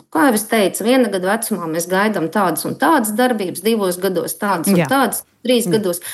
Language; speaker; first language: Latvian; native; Latvian